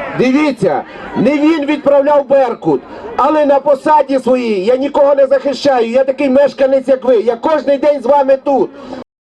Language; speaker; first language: Ukrainian; native; Ukrainian